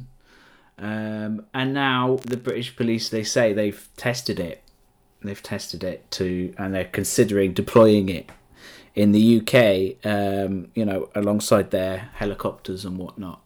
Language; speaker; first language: English; native; English